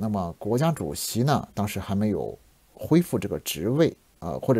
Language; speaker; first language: Chinese; native; Chinese